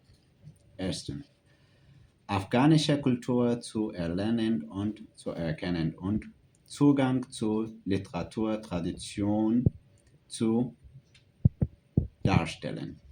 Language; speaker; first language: German; non-native, fluent; Pashto